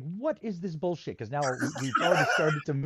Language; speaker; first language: English; native; English